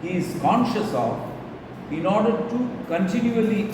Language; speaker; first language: English; non-native, local second language; Bangla